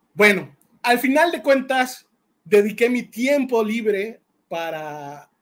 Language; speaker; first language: Spanish; native; Spanish